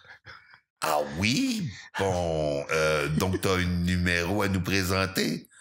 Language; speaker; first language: French; native; French